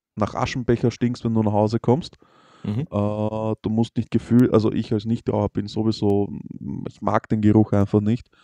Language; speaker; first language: German; native; German